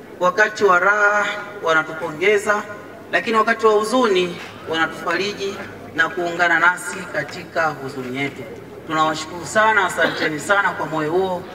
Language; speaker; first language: Swahili; native; Swahili